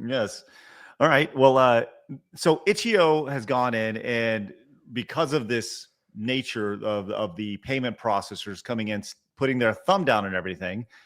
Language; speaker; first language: English; native; English